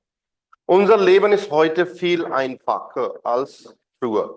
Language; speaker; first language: German; non-native, fluent; Hindi